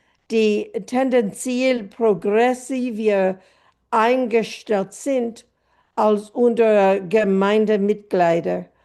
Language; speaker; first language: German; non-native, fluent; English